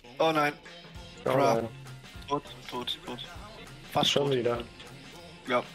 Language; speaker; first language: German; native; German